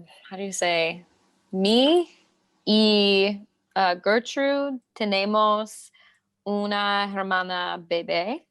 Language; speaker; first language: Spanish; non-native, learner; English